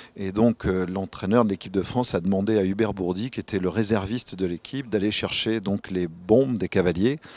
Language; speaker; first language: French; native; French